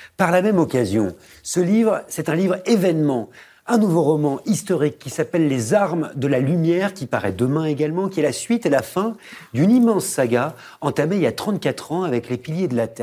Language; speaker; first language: French; native; French